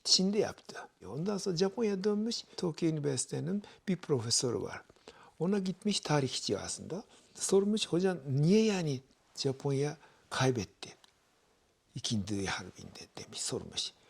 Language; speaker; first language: Turkish; non-native, fluent; Japanese